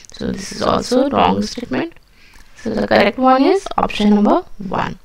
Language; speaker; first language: English; non-native, local second language; Hindi